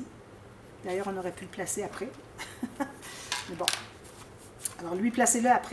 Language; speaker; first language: French; native; French